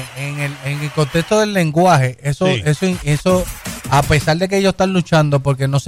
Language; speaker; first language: Spanish; native; Spanish